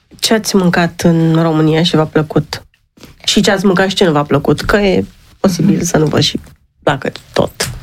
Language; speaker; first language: Romanian; native; Romanian